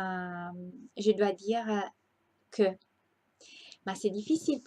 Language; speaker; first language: French; non-native, learner; Italian